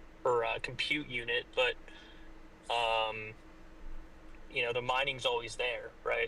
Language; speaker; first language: English; native; English